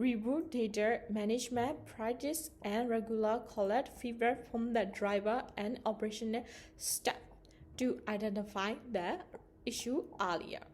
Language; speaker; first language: English; non-native, learner; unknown